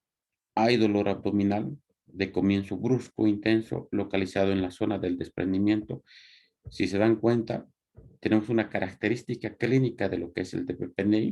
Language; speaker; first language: Spanish; native; Spanish